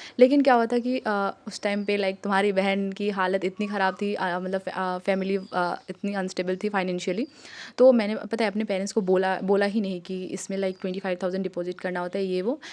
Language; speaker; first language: Hindi; non-native, local second language; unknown